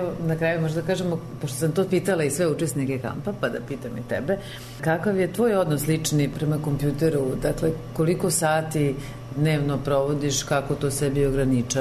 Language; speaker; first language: Serbian; native; Serbian